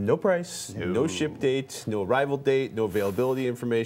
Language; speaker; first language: English; native; English